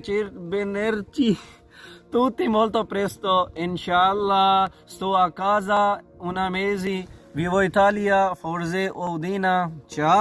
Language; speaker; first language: Italian; non-native, learner; Urdu